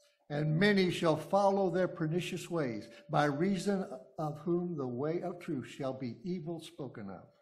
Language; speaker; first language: English; native; English